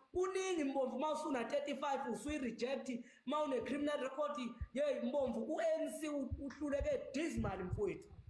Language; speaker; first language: Zulu; native; Zulu